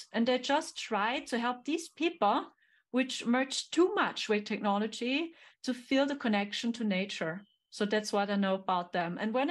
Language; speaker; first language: English; non-native, fluent; German